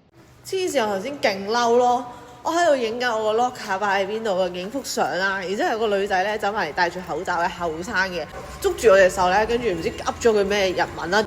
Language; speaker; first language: Cantonese; native; Cantonese